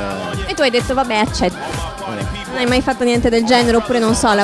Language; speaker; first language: Italian; native; Italian